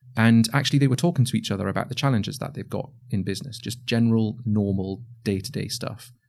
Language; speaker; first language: English; native; English